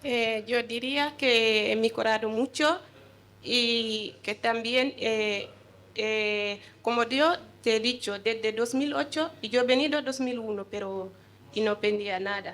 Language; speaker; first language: Spanish; non-native, learner; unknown